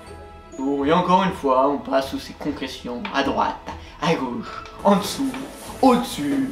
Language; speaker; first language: French; native; French